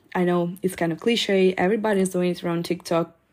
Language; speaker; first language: English; non-native, fluent; Italian